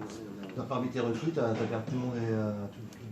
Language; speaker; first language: French; native; French